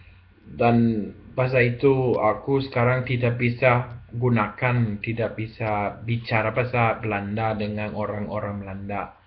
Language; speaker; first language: Indonesian; non-native, learner; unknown